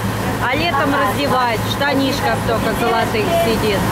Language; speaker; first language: Russian; native; Russian